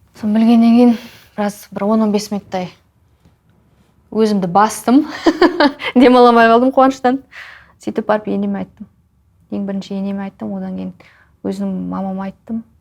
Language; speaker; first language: Kazakh; non-native, local second language; Russian